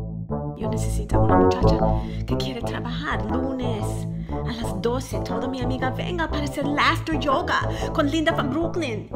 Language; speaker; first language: Spanish; non-native, learner; English